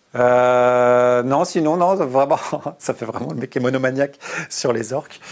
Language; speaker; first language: French; native; French